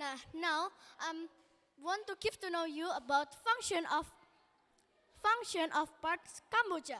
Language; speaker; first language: English; non-native, learner; Indonesian